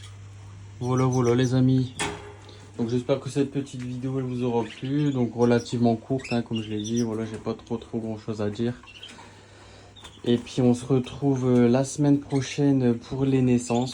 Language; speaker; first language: French; native; French